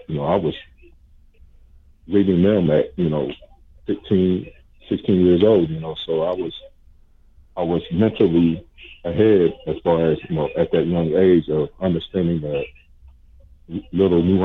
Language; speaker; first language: English; native; English